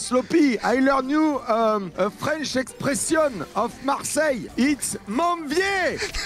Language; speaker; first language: English; non-native, learner; French